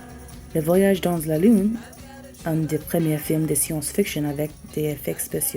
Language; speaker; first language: French; non-native, learner; English